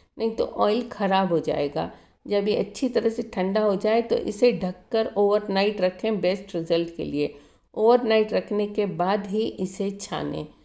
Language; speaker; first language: Hindi; native; Hindi